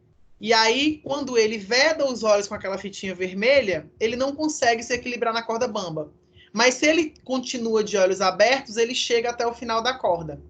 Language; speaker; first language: Portuguese; native; Portuguese